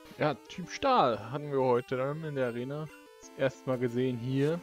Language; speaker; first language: German; native; German